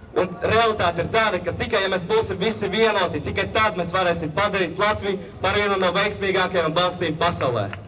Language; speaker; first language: Latvian; non-native, local second language; Russian